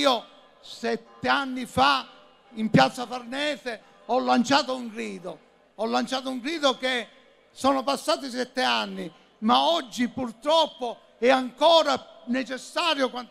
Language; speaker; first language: Italian; native; Italian